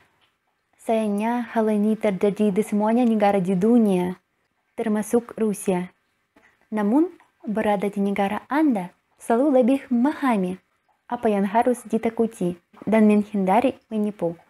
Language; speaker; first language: Indonesian; non-native, learner; Russian